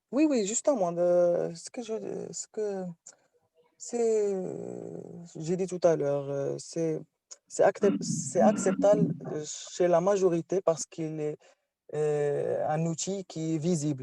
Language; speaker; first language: French; non-native, local second language; Arabic